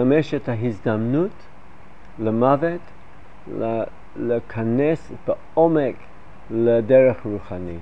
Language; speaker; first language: Hebrew; non-native, fluent; English